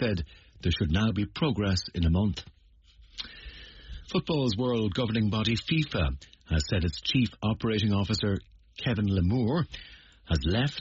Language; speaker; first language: English; native; English